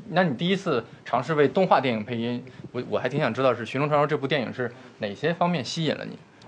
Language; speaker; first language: Chinese; native; Chinese